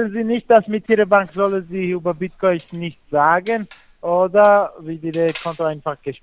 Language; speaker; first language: German; non-native, fluent; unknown